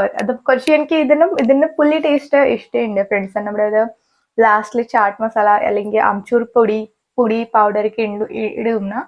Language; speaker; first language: Malayalam; non-native, learner; Hindi